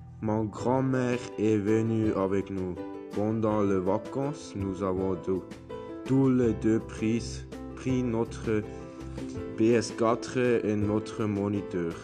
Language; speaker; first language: French; non-native, learner; German